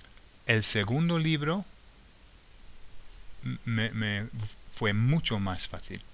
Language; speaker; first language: Spanish; non-native, fluent; English